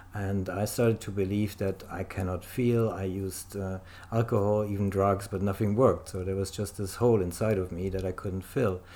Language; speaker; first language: English; non-native, fluent; German